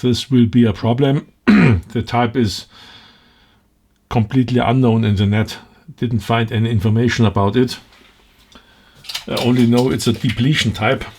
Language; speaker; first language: English; non-native, fluent; German